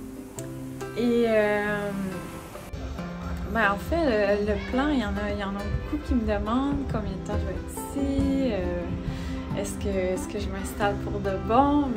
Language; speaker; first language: French; native; French